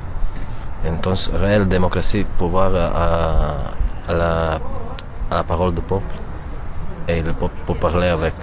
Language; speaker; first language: French; non-native, learner; Italian